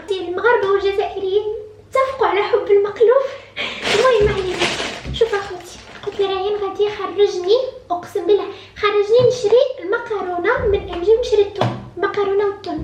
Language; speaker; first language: Arabic; native; Arabic